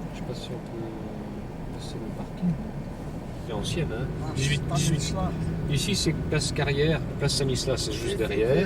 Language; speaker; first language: French; native; French